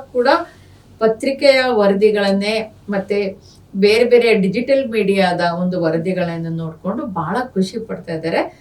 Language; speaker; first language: Kannada; non-native, local second language; Urdu